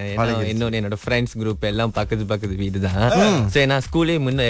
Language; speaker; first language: Tamil; early bilingual, heritage; Tamil